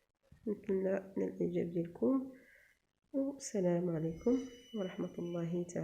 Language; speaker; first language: Arabic; native; Arabic